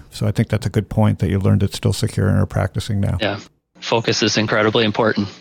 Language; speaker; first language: English; native; English